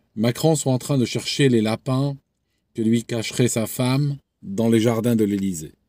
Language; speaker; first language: French; non-native, local second language; Arabic